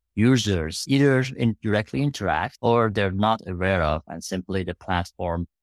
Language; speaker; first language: English; non-native, fluent; Persian